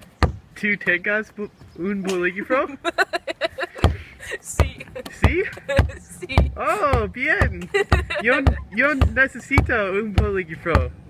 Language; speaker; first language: Spanish; non-native, learner; English